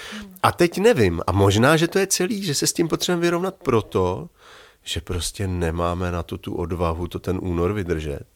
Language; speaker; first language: Czech; native; Czech